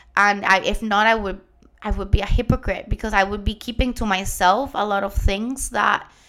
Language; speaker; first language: English; non-native, fluent; Spanish